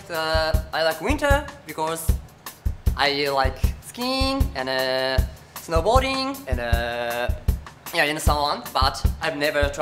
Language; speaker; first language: English; non-native, learner; Japanese